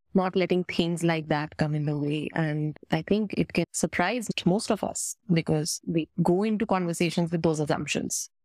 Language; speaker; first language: English; non-native, local second language; Hindi